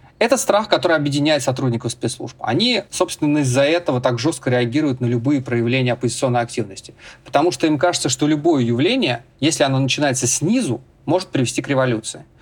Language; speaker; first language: Russian; native; Russian